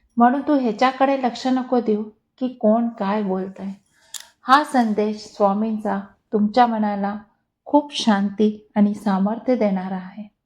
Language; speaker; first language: Marathi; non-native, local second language; Hindi